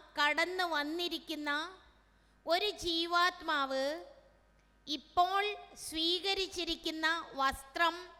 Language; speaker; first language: Malayalam; native; Malayalam